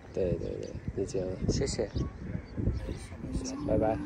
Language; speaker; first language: Chinese; non-native, learner; Turkish